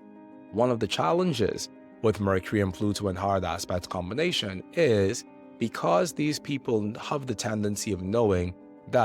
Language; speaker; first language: English; native; English